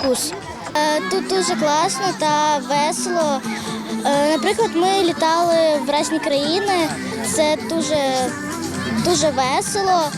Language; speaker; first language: Ukrainian; non-native, local second language; Russian